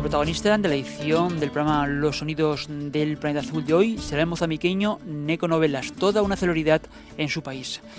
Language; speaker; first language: Spanish; native; Spanish